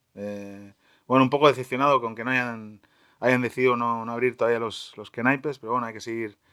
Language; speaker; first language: Spanish; native; Spanish